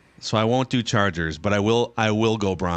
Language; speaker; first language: English; native; English